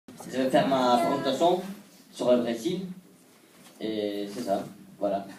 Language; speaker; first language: French; non-native, fluent; Portuguese